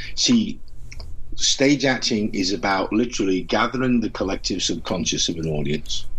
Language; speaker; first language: English; native; English